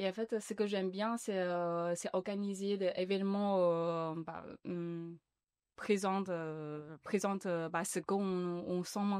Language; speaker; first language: French; non-native, learner; Chinese